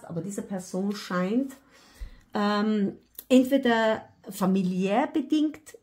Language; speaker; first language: German; non-native, fluent; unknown